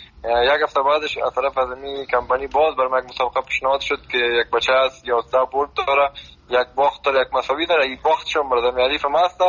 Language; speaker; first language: Persian; native; Persian